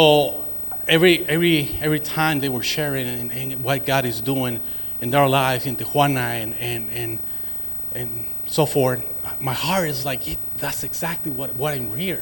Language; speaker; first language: English; non-native, fluent; Spanish